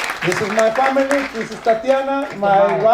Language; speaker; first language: English; non-native, learner; Spanish